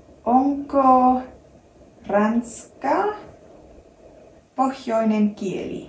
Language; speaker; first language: Finnish; non-native, learner; German